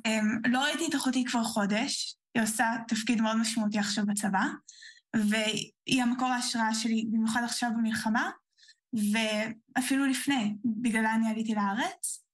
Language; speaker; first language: Hebrew; early bilingual, heritage; Hebrew